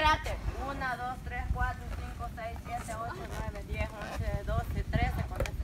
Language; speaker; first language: Spanish; native; Spanish